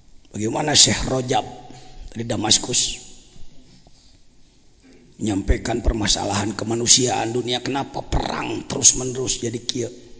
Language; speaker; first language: Malay; non-native, local second language; Sundanese